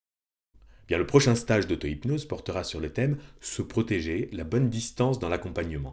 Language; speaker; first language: French; native; French